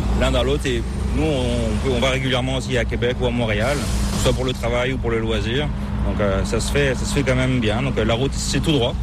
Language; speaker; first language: French; native; French